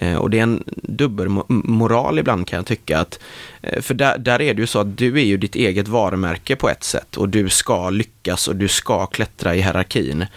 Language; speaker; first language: Swedish; native; Swedish